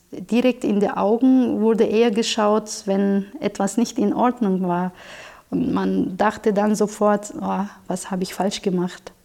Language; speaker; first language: German; non-native, fluent; Turkish